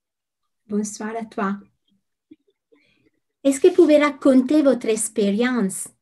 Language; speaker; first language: French; non-native, learner; Italian